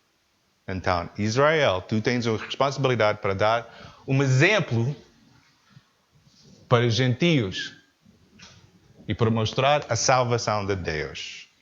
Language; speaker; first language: Portuguese; non-native, learner; English